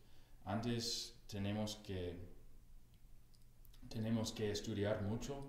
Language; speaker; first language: Spanish; non-native, fluent; English